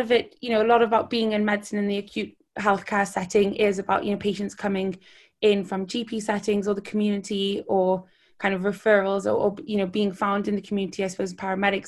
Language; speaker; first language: English; native; English